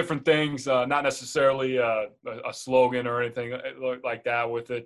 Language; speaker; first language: English; native; English